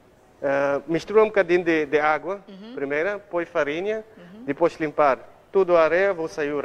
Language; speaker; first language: Portuguese; non-native, learner; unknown